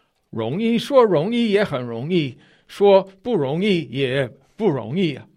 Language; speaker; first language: Chinese; non-native, fluent; English